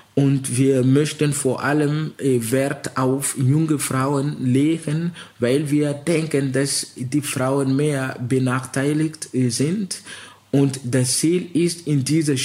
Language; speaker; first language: German; non-native, fluent; Mossi